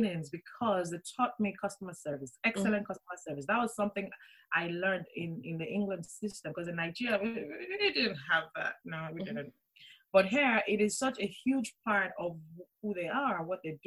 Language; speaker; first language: English; non-native, local second language; Yoruba